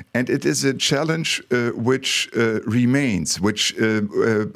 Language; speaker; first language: English; non-native, fluent; German